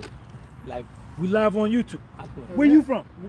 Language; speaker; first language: English; native; English